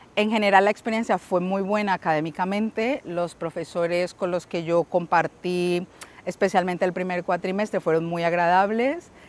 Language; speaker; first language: Spanish; native; Spanish